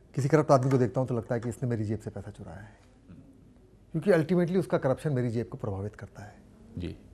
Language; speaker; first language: Hindi; native; Hindi